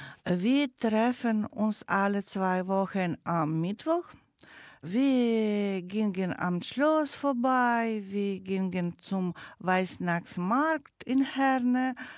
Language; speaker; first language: German; non-native, learner; Russian